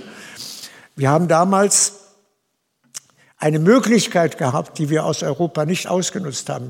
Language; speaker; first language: German; native; German